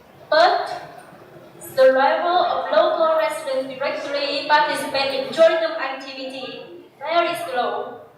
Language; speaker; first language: English; non-native, learner; Vietnamese